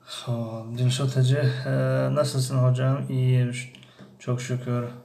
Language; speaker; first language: Turkish; non-native, learner; Tajik